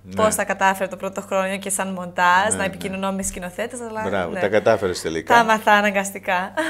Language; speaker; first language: Greek; early bilingual, heritage; Greek